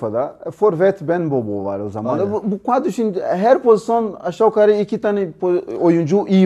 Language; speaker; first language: Turkish; non-native, learner; Portuguese